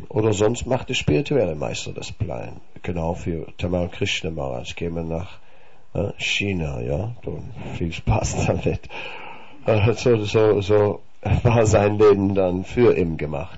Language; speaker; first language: German; non-native, fluent; Dutch